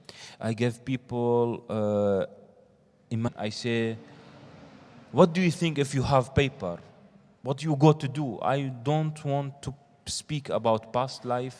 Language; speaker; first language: English; non-native, learner; Arabic